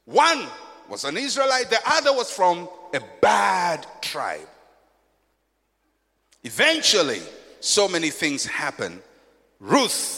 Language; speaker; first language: English; non-native, local second language; Akan